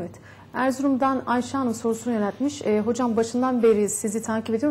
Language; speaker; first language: Turkish; native; Turkish